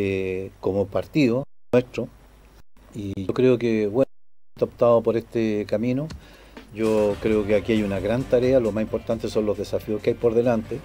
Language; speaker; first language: Spanish; native; Spanish